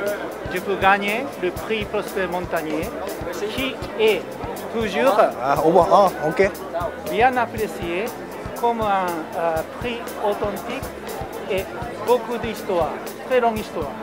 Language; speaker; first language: French; non-native, learner; Japanese